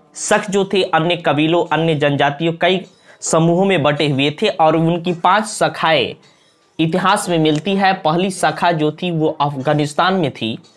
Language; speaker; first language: Hindi; native; Hindi